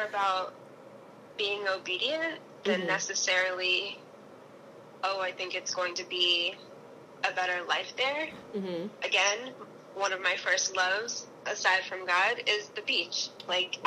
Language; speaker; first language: English; native; English